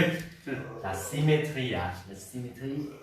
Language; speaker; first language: French; non-native, learner; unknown